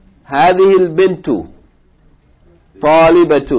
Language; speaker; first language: Arabic; non-native, fluent; English